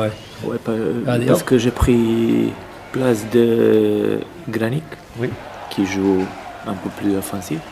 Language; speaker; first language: French; non-native, fluent; Serbian